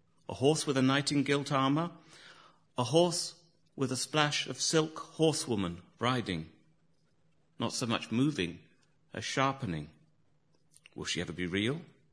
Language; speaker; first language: English; native; English